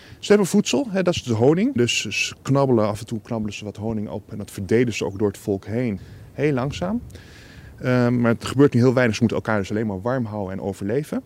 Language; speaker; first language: Dutch; native; Dutch